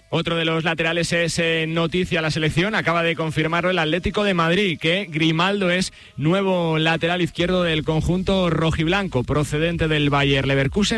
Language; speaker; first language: Spanish; native; Spanish